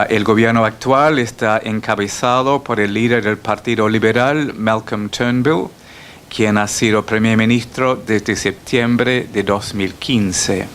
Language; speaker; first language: Spanish; non-native, fluent; English